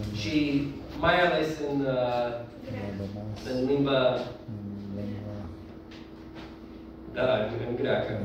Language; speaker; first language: Romanian; non-native, learner; English